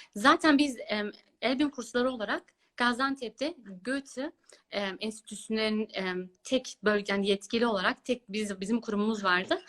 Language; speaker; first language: Turkish; early bilingual, heritage; Turkish